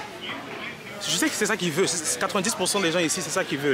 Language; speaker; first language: French; native; French